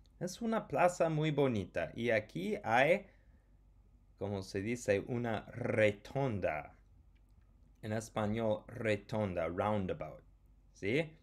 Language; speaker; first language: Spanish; non-native, fluent; English